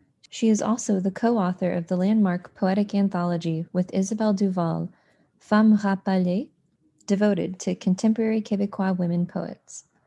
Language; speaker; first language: English; native; English